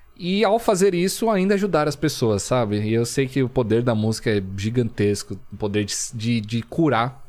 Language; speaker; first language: Portuguese; early bilingual, other home language; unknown